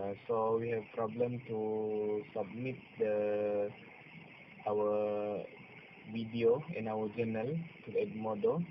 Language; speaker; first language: English; non-native, local second language; Malay